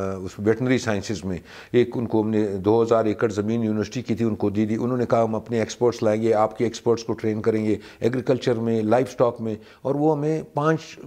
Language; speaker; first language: Urdu; native; Urdu